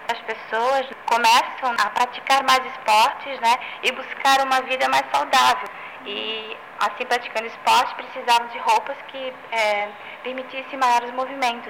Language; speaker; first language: Portuguese; native; Portuguese